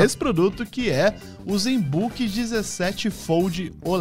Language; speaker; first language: Portuguese; native; Portuguese